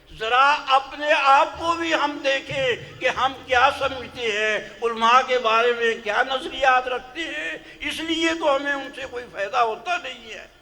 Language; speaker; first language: Urdu; non-native, local second language; Punjabi